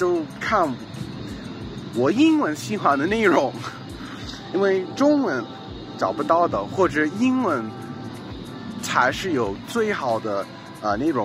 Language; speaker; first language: Chinese; non-native, fluent; English